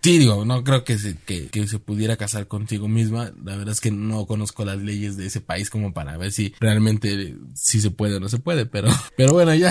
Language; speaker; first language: Spanish; native; Spanish